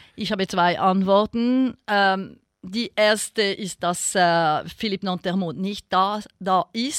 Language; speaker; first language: German; non-native, local second language; French